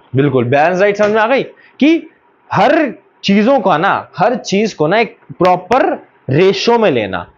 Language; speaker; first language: Hindi; native; Hindi